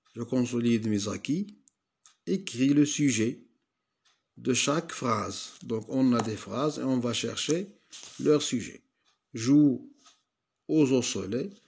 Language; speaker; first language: French; non-native, local second language; Arabic